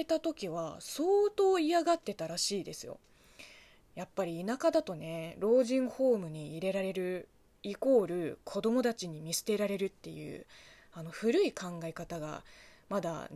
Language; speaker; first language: Japanese; non-native, fluent; Chinese